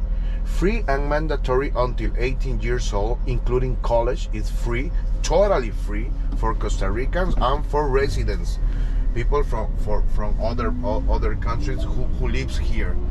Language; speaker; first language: English; non-native, fluent; Spanish